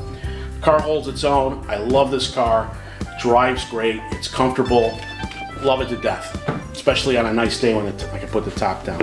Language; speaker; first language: English; native; English